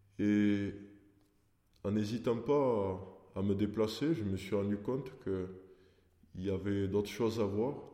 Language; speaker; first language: French; early bilingual, other home language; Portuguese